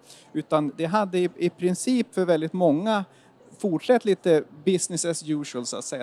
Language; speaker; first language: Swedish; native; Swedish